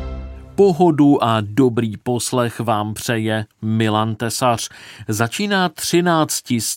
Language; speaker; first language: Czech; native; Czech